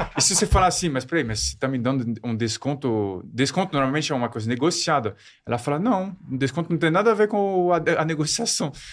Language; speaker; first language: Portuguese; non-native, fluent; French